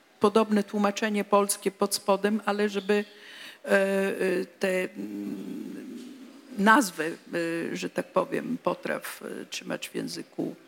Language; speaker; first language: Polish; non-native, fluent; Italian